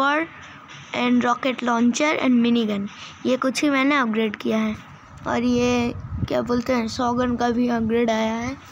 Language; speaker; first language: Hindi; non-native, local second language; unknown